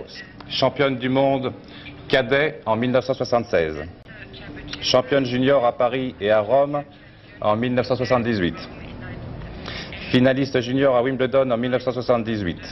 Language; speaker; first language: French; native; French